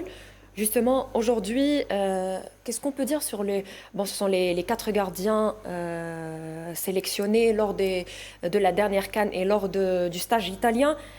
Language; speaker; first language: French; native; French